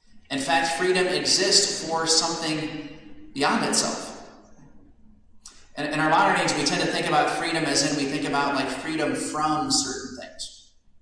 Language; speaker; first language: English; native; English